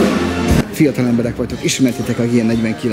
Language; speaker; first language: Hungarian; native; Hungarian